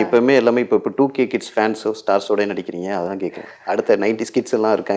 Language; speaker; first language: Tamil; native; Tamil